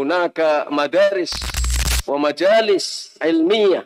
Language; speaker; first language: Arabic; non-native, fluent; Indonesian